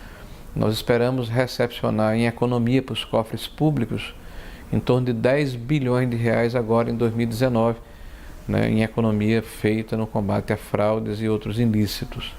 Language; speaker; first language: Portuguese; native; Portuguese